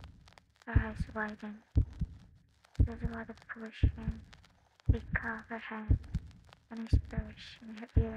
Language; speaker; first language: English; non-native, learner; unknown